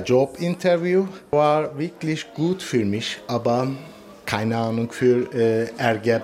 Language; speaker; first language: German; non-native, learner; Turkish